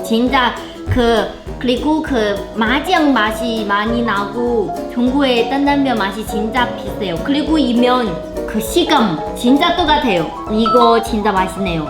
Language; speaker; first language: Korean; non-native, learner; Chinese